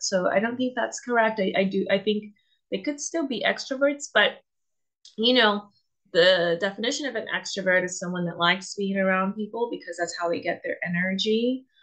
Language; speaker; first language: English; native; English